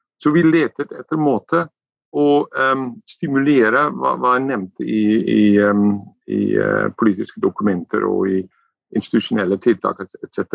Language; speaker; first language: Norwegian; non-native, fluent; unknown